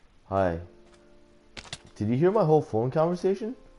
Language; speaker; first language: English; early bilingual, other home language; Chinese